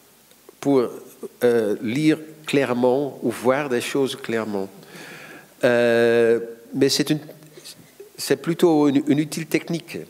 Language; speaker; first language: French; non-native, fluent; Dutch